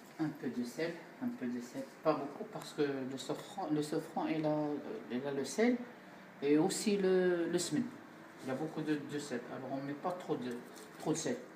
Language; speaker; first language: French; non-native, local second language; Arabic